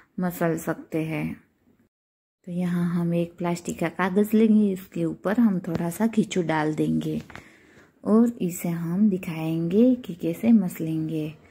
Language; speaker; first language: Hindi; non-native, local second language; Gujarati